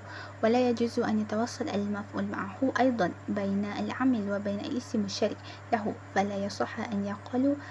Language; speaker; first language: Arabic; non-native, learner; Malay